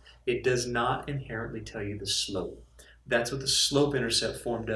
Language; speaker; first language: English; native; English